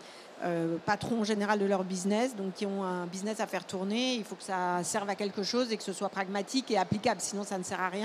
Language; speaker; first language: French; native; French